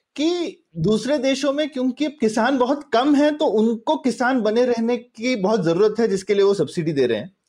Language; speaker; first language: Hindi; native; Hindi